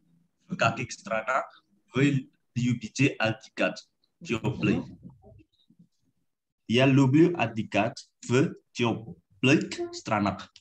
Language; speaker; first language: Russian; non-native, learner; Indonesian